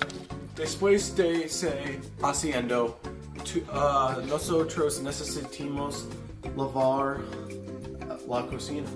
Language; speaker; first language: Spanish; non-native, learner; English